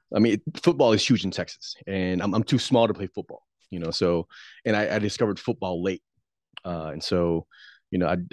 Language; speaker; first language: English; non-native, local second language; Filipino